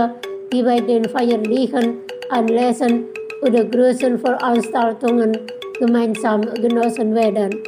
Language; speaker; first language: German; non-native, fluent; Indonesian